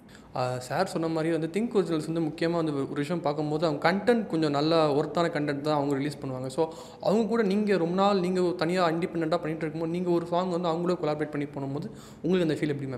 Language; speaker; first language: Tamil; native; Tamil